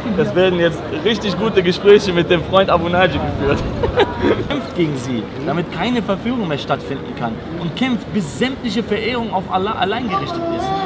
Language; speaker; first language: German; non-native, fluent; Persian